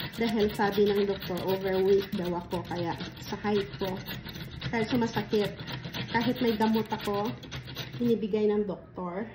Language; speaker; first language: Filipino; non-native, local second language; Cebuano